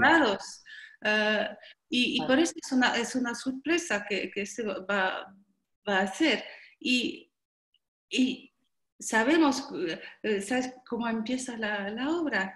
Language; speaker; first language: Spanish; non-native, learner; French